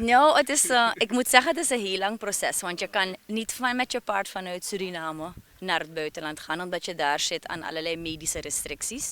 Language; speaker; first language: Dutch; native; Dutch